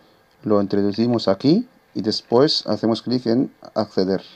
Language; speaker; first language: Spanish; native; Spanish